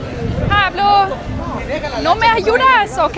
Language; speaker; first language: Spanish; non-native, learner; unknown